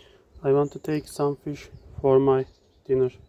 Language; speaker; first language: English; non-native, learner; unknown